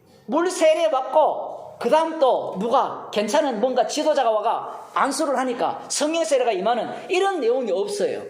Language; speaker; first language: Korean; native; Korean